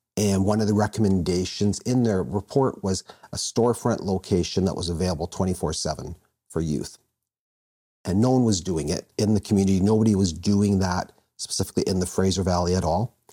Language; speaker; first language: English; native; English